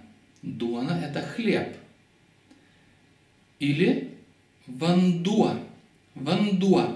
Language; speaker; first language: Russian; non-native, fluent; Lithuanian